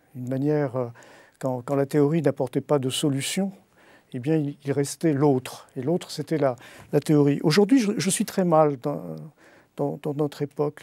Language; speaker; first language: French; native; French